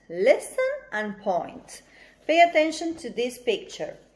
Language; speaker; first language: English; non-native, fluent; Spanish